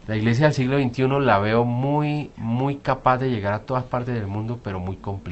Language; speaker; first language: Spanish; native; Spanish